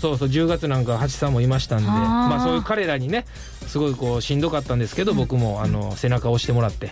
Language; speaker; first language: Japanese; native; Japanese